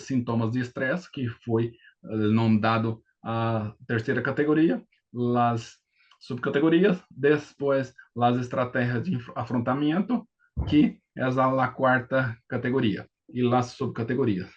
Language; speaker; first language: Spanish; non-native, learner; Portuguese